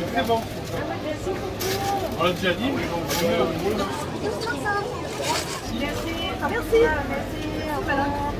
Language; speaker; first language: French; non-native, learner; Thai